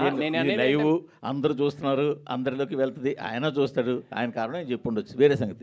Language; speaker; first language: Telugu; native; Telugu